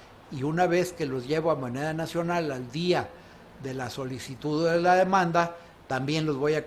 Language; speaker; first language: Spanish; native; Spanish